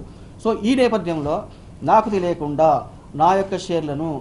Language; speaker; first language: Telugu; native; Telugu